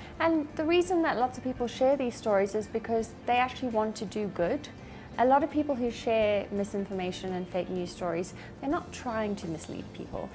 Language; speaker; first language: English; native; English